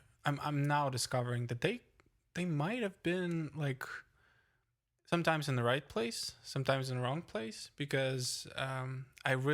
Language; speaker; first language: English; non-native, fluent; Ukrainian